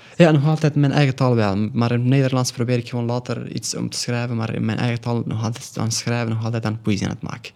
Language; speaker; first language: Dutch; non-native, learner; Pashto